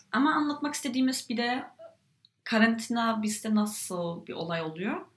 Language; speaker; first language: Turkish; early bilingual, heritage; Turkish